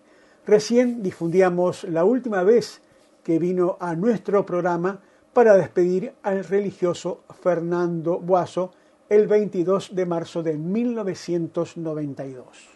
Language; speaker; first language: Spanish; native; Spanish